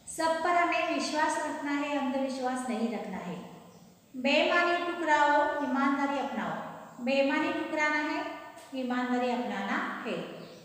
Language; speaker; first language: Hindi; non-native, local second language; Marathi